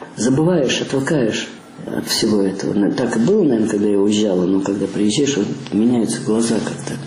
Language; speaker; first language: Russian; native; Russian